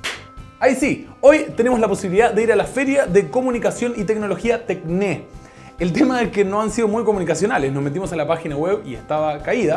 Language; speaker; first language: Spanish; native; Spanish